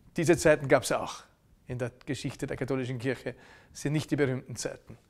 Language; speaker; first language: German; native; German